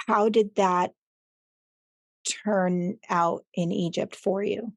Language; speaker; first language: English; early bilingual, other home language; Spanish